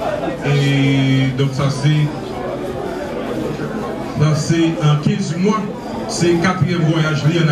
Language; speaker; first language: French; non-native, local second language; Haitian Creole